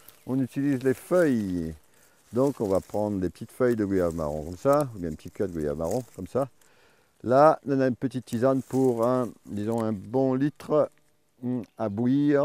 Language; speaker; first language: French; native; French